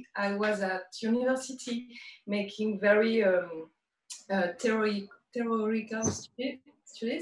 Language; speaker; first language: English; non-native, learner; French